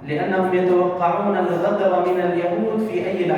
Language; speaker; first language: Arabic; native; Arabic